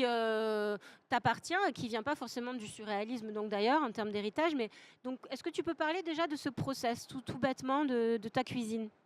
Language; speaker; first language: French; native; French